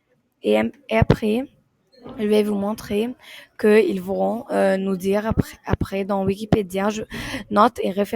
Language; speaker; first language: French; non-native, learner; Arabic